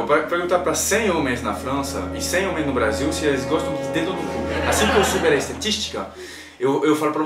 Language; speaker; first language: Portuguese; non-native, fluent; French